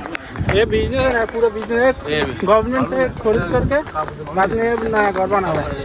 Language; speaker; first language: Hindi; non-native, learner; Bangla